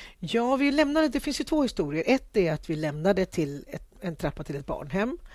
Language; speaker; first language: Swedish; early bilingual, other home language; Spanish